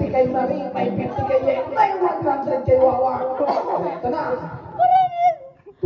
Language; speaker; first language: Filipino; native; Filipino